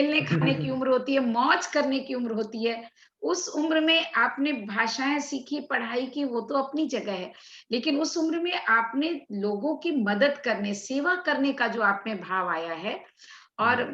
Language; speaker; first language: Hindi; native; Hindi